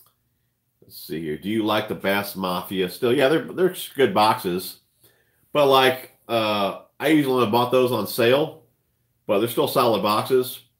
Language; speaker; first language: English; native; English